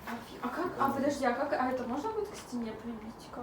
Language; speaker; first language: Russian; native; Russian